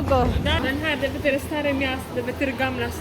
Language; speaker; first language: Swedish; non-native, learner; Polish